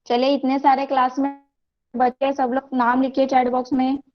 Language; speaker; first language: Hindi; non-native, local second language; Marathi